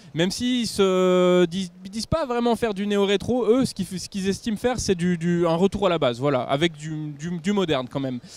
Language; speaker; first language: French; native; French